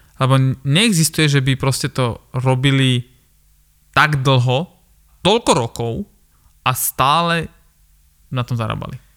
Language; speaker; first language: Slovak; early bilingual, other home language; Armenian